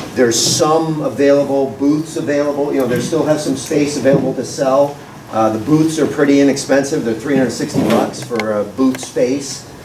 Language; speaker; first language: English; native; English